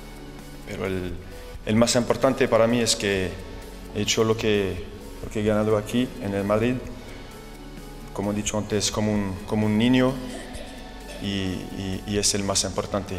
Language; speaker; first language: Spanish; non-native, fluent; French